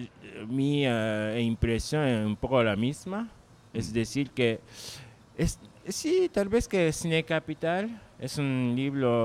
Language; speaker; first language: Spanish; non-native, learner; Japanese